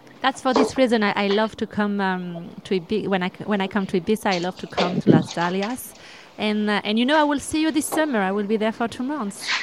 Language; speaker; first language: English; non-native, learner; French